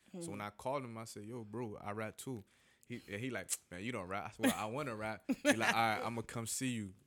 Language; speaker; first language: English; native; English